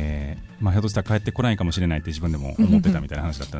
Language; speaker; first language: Japanese; native; Japanese